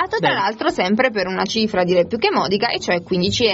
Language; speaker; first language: Italian; native; Italian